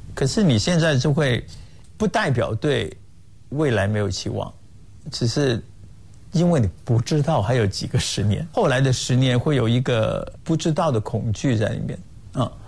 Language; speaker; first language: Chinese; non-native, local second language; Cantonese